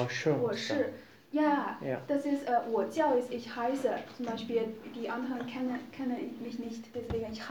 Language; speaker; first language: German; non-native, fluent; Chinese